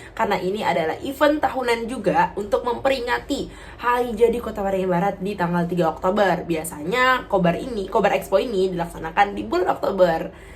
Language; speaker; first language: Indonesian; native; Indonesian